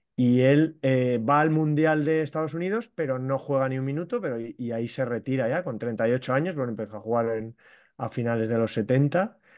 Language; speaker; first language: Spanish; native; Spanish